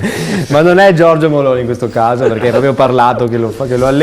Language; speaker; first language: Italian; native; Italian